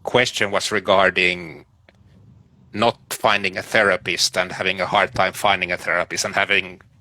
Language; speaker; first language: English; non-native, fluent; Finnish